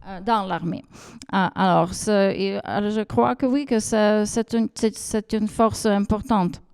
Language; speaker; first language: French; non-native, fluent; Ukrainian